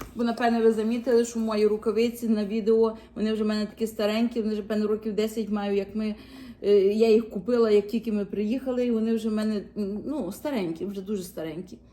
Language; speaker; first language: Ukrainian; native; Ukrainian